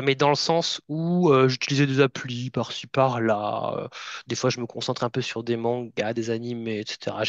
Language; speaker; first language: French; native; French